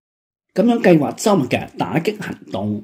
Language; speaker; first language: Chinese; non-native, local second language; Cantonese